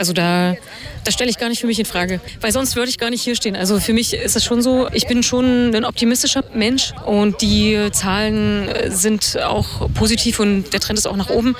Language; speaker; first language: German; native; German